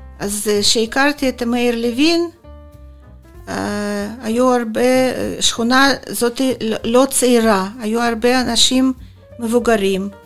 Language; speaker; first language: Hebrew; non-native, fluent; Russian